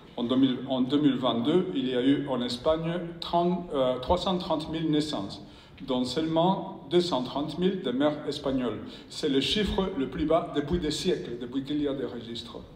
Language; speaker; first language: French; non-native, fluent; Spanish